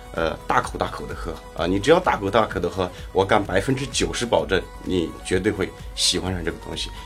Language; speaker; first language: Chinese; non-native, local second language; Tibetan